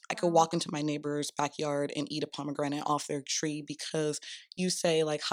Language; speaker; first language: English; native; English